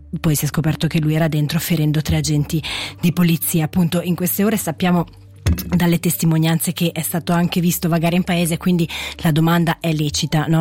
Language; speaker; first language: Italian; native; Italian